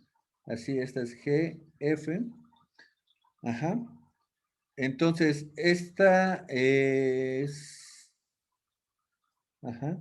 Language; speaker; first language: Spanish; native; Spanish